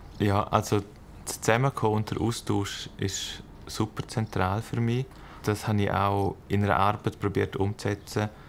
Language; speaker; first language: German; native; German